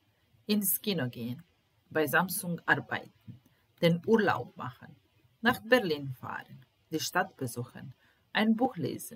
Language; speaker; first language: German; non-native, fluent; Serbian